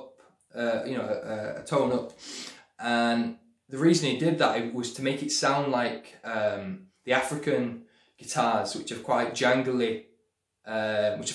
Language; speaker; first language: English; native; English